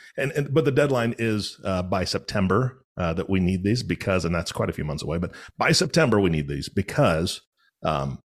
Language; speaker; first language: English; native; English